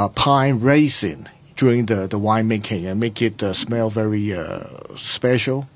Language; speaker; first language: English; non-native, local second language; Cantonese